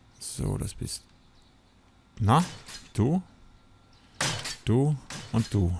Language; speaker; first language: German; native; German